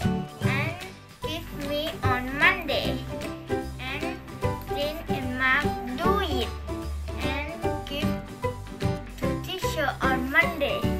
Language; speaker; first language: English; non-native, learner; Thai